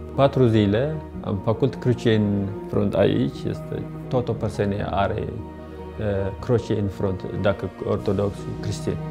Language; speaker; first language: Romanian; non-native, learner; Tigrinya